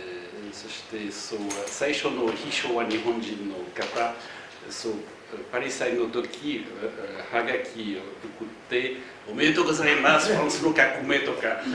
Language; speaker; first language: Japanese; non-native, fluent; French